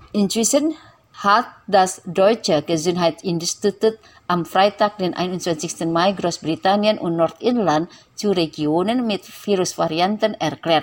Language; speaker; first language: German; non-native, fluent; Indonesian